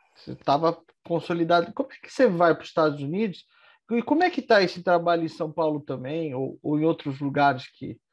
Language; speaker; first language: Portuguese; native; Portuguese